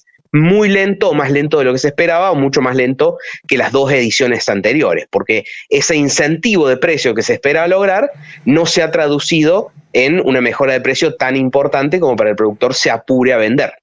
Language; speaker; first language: Spanish; native; Spanish